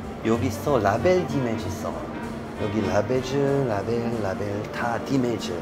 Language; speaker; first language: Korean; non-native, learner; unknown